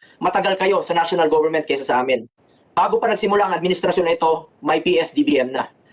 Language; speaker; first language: Filipino; non-native, local second language; Cebuano